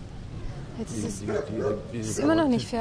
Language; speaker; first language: German; native; German